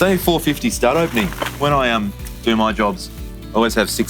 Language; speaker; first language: English; native; English